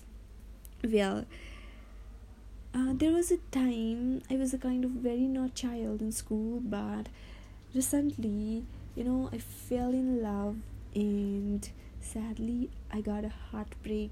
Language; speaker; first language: English; non-native, local second language; Nepali